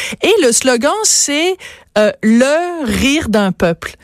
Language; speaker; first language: French; native; French